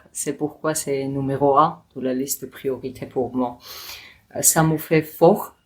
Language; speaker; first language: French; non-native, learner; Georgian